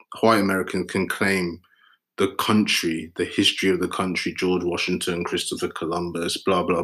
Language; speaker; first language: English; native; English